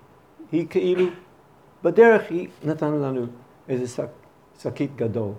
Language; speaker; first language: Hebrew; non-native, fluent; English